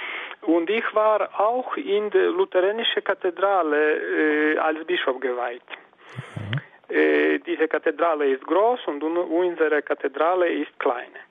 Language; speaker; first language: German; non-native, fluent; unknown